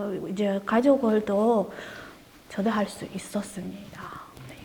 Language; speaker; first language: Korean; non-native, learner; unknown